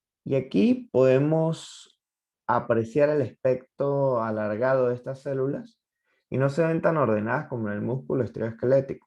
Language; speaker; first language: Spanish; native; Spanish